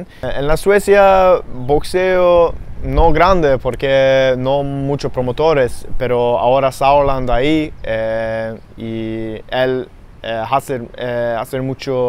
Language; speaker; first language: Spanish; non-native, learner; Swedish